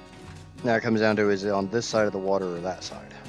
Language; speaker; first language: English; native; English